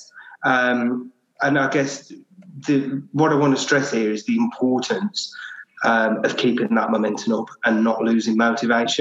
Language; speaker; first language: English; native; English